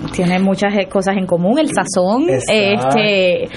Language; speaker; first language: Spanish; native; Spanish